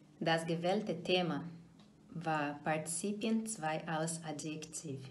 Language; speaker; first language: German; non-native, learner; Portuguese